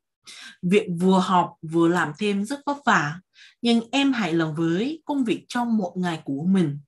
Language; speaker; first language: Vietnamese; non-native, fluent; Korean